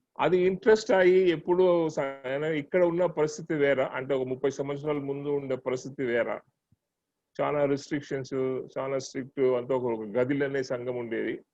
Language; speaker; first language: Telugu; non-native, local second language; Tamil